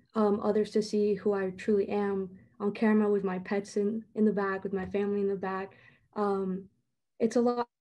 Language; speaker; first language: English; native; English